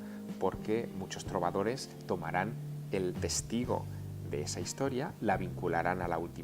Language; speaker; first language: Spanish; native; Spanish